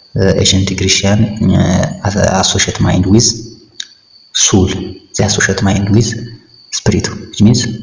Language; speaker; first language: English; non-native, local second language; Amharic